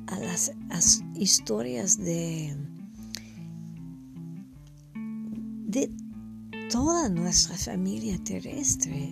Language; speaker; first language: Spanish; non-native, fluent; English